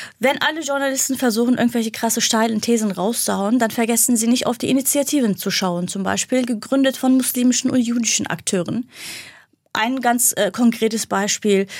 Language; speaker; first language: German; non-native, fluent; Kurdish